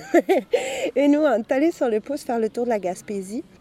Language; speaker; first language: French; native; French